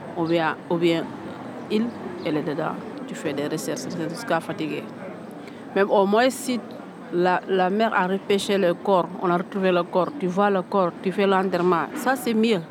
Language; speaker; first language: French; non-native, local second language; Fula